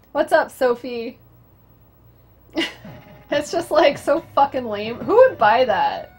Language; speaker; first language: English; native; English